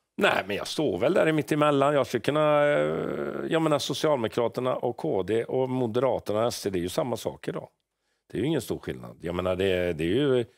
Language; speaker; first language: Swedish; native; Swedish